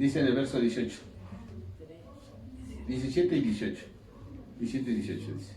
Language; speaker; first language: Spanish; native; Spanish